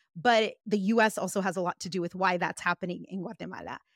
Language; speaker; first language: English; early bilingual, other home language; Spanish